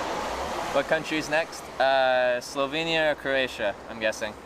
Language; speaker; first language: English; native; English